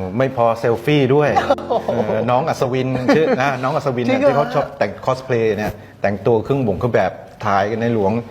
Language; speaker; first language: Thai; native; Thai